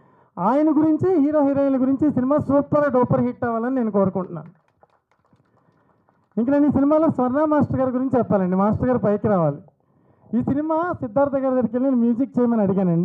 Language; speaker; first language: Telugu; native; Telugu